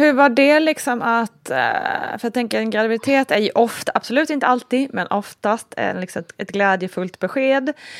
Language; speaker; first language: Swedish; native; Swedish